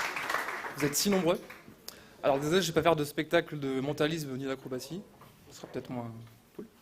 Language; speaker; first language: French; native; French